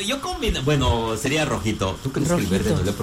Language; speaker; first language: Spanish; native; Spanish